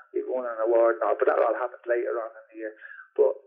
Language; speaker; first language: English; native; English